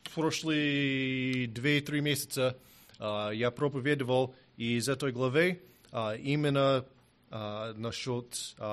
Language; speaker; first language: Russian; non-native, learner; English